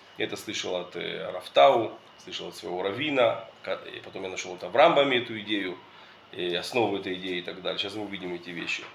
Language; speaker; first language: Russian; early bilingual, heritage; Russian